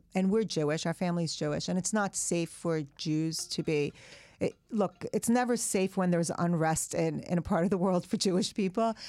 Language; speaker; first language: English; early bilingual, other home language; Persian